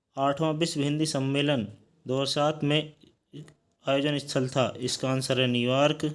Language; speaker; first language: Hindi; native; Hindi